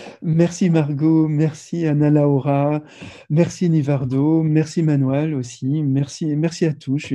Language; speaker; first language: French; native; French